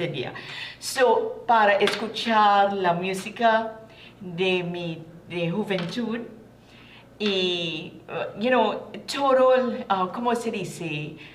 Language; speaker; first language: Spanish; non-native, learner; English